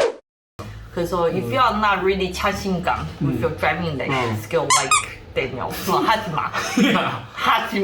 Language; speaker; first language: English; non-native, fluent; Chinese